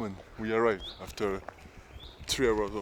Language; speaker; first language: English; non-native, learner; French